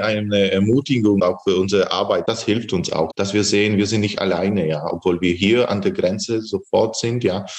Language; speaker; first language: German; non-native, fluent; Slovak